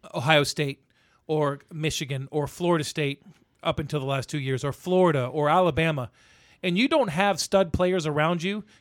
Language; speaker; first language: English; native; English